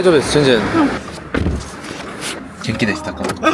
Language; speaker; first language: Japanese; non-native, learner; Korean